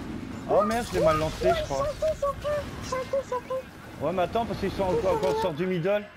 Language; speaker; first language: French; native; French